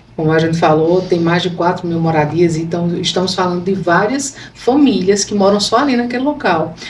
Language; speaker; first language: Portuguese; native; Portuguese